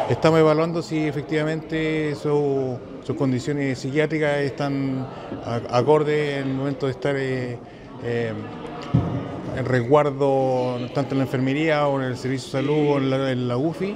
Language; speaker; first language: Spanish; native; Spanish